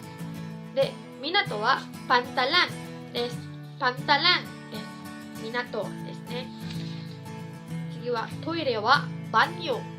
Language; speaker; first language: Japanese; non-native, fluent; Cebuano